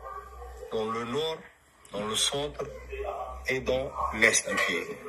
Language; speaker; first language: French; non-native, local second language; Arabic